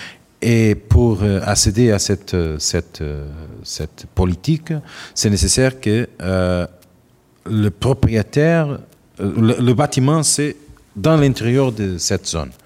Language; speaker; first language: French; non-native, learner; Portuguese